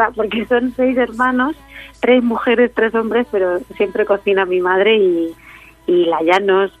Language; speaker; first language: Spanish; native; Spanish